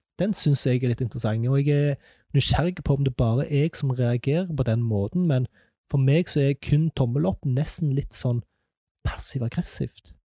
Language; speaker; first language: Norwegian; native; Norwegian